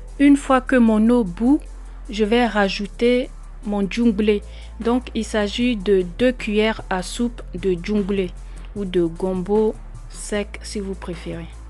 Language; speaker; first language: French; native; French